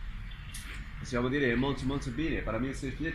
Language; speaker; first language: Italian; non-native, learner; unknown